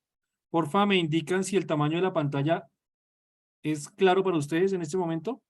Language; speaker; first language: Spanish; native; Spanish